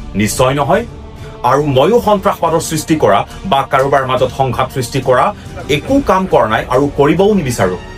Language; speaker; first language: Assamese; non-native, local second language; Karbi